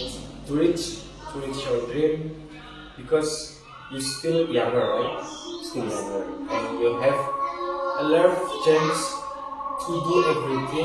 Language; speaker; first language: English; non-native, learner; Indonesian